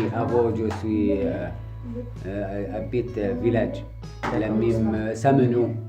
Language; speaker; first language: French; non-native, learner; Arabic